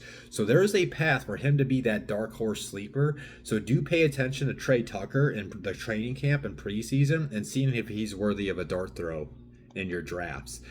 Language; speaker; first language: English; native; English